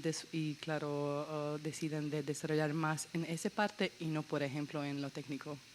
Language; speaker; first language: Spanish; non-native, learner; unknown